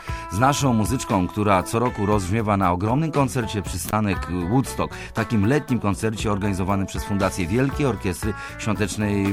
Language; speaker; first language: Polish; native; Polish